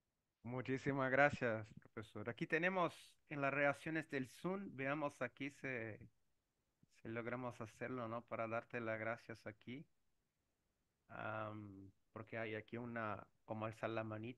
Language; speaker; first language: Spanish; non-native, fluent; Portuguese